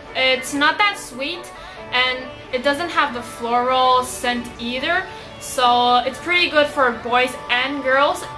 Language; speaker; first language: English; non-native, fluent; Chinese